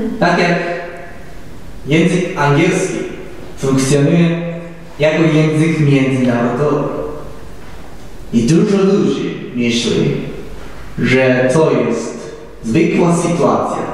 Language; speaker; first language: Polish; non-native, learner; Japanese